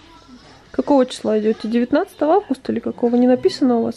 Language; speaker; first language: Russian; native; Russian